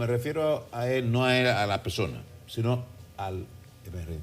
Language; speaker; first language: Spanish; native; Spanish